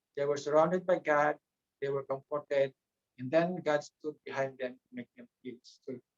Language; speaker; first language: English; non-native, local second language; Filipino